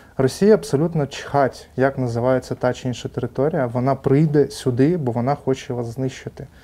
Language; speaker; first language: Ukrainian; non-native, local second language; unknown